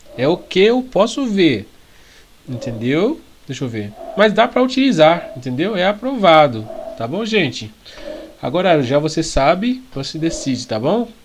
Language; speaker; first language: Portuguese; non-native, fluent; Haitian Creole